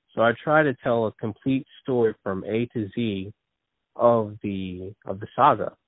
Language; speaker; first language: English; native; English